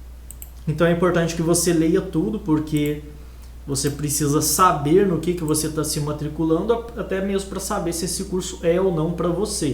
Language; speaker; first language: Portuguese; native; Portuguese